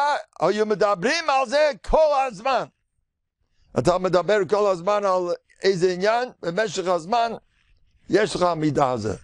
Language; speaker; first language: Hebrew; non-native, fluent; English